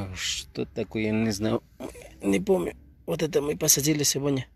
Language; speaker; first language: Russian; non-native, learner; Spanish